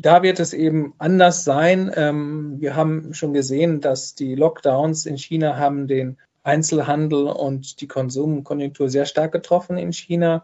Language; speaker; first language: German; native; German